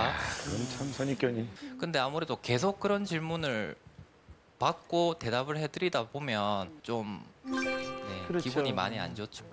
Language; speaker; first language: Korean; native; Korean